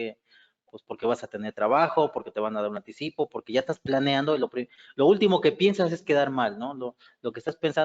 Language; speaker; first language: Spanish; native; Spanish